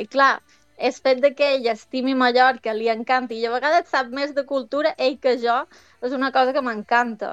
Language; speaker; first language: Catalan; native; Catalan